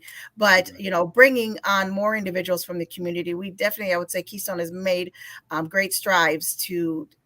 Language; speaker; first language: English; native; English